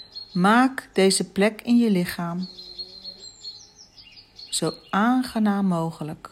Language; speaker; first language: Dutch; native; Dutch